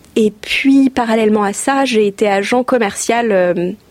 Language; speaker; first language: French; native; French